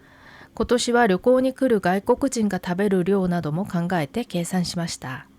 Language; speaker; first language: Japanese; non-native, fluent; Korean